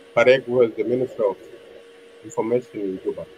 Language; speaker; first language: English; non-native, fluent; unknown